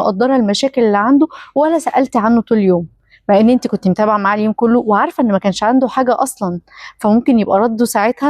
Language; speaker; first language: Arabic; native; Arabic